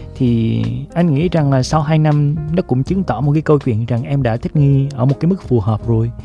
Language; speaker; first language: Vietnamese; native; Vietnamese